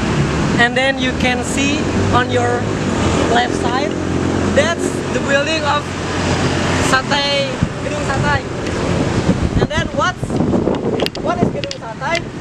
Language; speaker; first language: English; non-native, learner; Indonesian